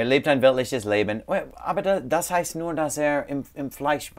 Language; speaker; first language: German; non-native, learner; English